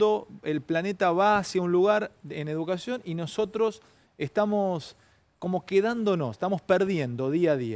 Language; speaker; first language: Spanish; native; Spanish